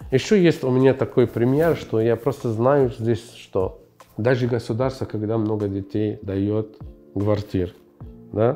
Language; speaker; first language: Russian; non-native, fluent; Arabic